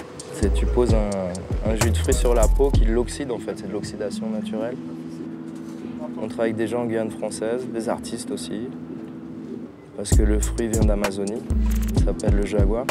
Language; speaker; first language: French; native; French